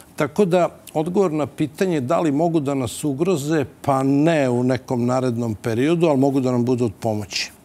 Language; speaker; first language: Bosnian; native; Bosnian